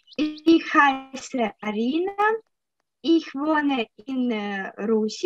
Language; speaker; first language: German; non-native, learner; Russian